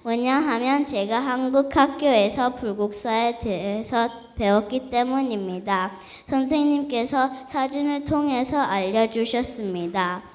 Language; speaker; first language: Korean; early bilingual, heritage; Korean